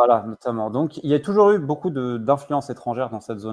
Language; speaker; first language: French; native; French